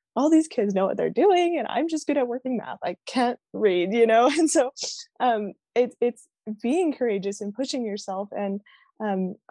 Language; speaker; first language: English; native; English